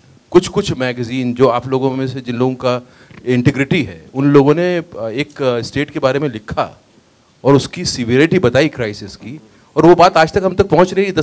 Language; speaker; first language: Hindi; native; Hindi